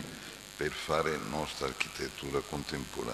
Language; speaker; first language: Italian; non-native, fluent; Portuguese